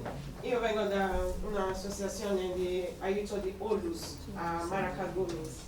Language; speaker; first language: Italian; non-native, learner; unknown